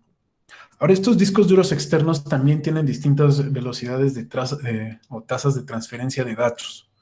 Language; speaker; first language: Spanish; native; Spanish